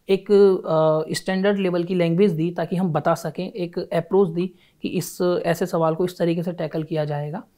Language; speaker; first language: Hindi; native; Hindi